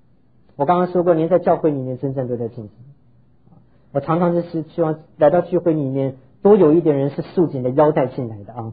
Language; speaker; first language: Chinese; native; Chinese